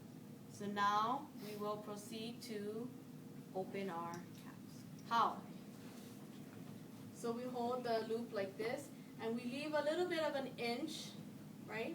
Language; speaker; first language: English; native; English